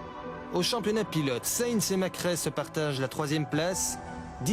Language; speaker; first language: French; native; French